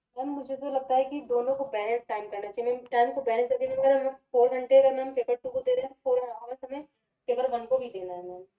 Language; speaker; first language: Hindi; native; Hindi